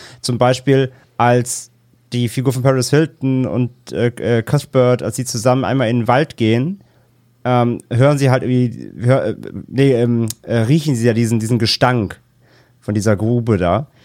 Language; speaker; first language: German; native; German